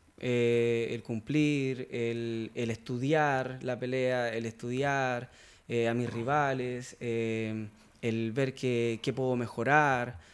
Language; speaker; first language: Spanish; native; Spanish